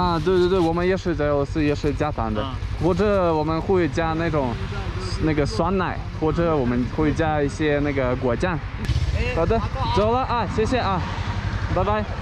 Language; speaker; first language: Chinese; non-native, learner; Russian